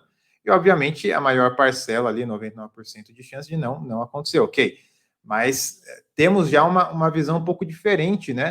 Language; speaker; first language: Portuguese; native; Portuguese